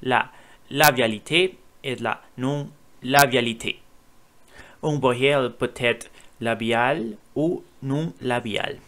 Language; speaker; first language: French; non-native, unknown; Spanish